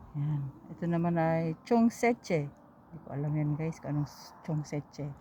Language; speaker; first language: Filipino; non-native, local second language; Cebuano